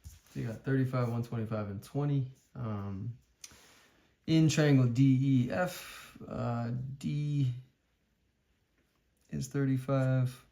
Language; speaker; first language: English; native; English